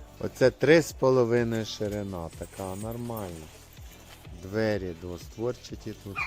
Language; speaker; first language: Ukrainian; native; Ukrainian